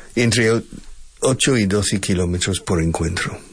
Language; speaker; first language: Spanish; non-native, fluent; English